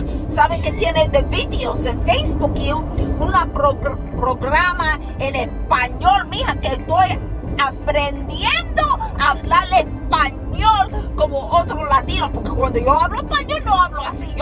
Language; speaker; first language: Spanish; early bilingual, heritage; Spanish